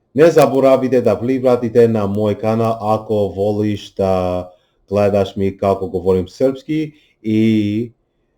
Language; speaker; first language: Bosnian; non-native, learner; English